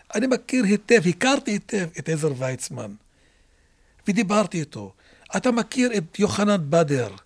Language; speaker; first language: Hebrew; non-native, local second language; Arabic